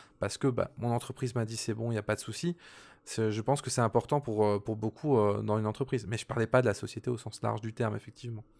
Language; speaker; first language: French; native; French